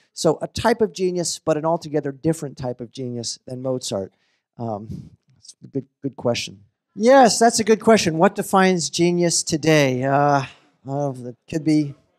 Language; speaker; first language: English; native; English